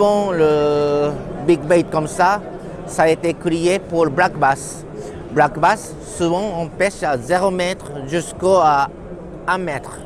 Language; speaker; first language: French; non-native, learner; Japanese